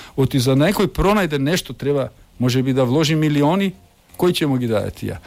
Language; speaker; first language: Macedonian; native; Macedonian